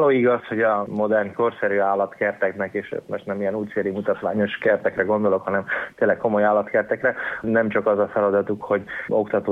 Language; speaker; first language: Hungarian; native; Hungarian